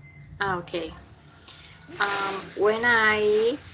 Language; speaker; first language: English; non-native, learner; Spanish